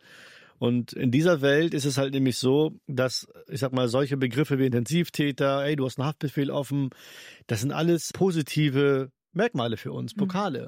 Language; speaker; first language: German; early bilingual, other home language; Albanian